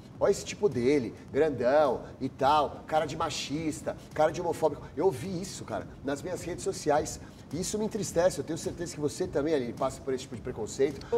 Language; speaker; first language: Portuguese; native; Portuguese